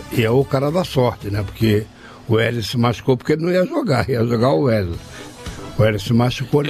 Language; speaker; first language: Portuguese; native; Portuguese